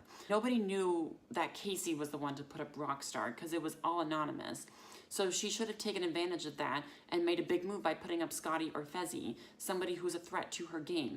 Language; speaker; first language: English; native; English